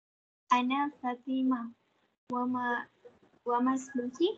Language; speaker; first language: Arabic; non-native, learner; Malay